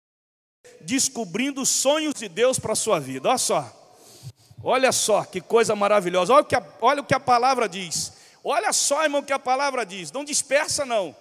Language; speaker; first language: Portuguese; native; Portuguese